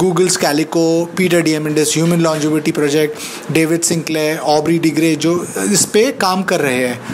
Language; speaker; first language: Hindi; native; Hindi